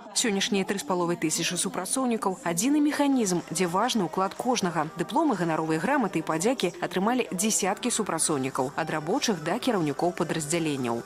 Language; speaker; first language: Belarusian; native; Belarusian